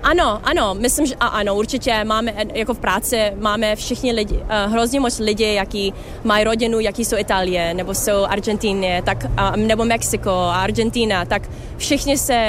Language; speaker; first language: Czech; early bilingual, other home language; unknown